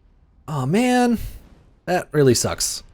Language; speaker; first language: English; native; English